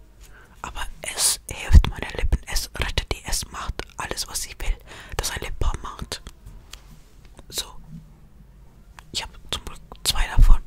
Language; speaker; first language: German; non-native, fluent; Estonian